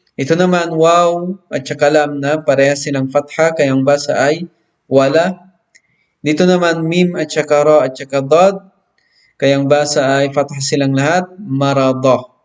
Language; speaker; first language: Filipino; non-native, local second language; Maranao